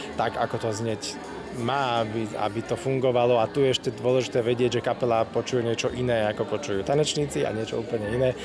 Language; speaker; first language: Slovak; native; Slovak